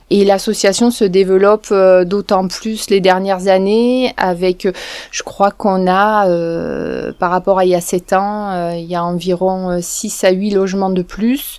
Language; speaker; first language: French; native; French